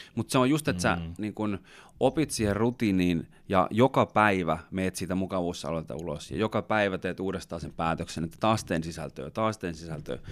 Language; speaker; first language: Finnish; native; Finnish